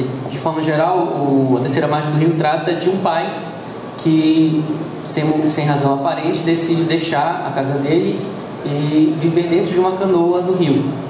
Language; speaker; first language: Portuguese; native; Portuguese